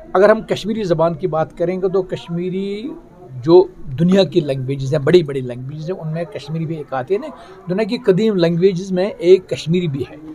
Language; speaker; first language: Urdu; non-native, local second language; Kashmiri